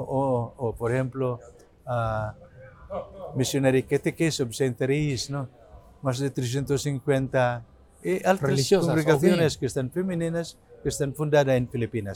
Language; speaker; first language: Spanish; non-native, learner; Cebuano